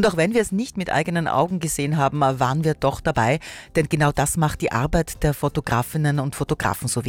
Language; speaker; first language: German; native; German